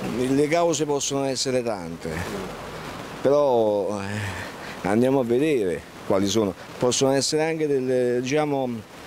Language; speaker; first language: Italian; native; Italian